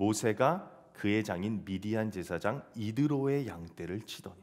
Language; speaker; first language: Korean; native; Korean